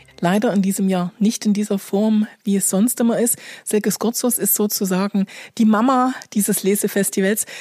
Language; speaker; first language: German; native; German